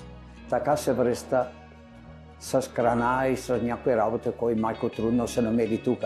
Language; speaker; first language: Bulgarian; non-native, learner; Italian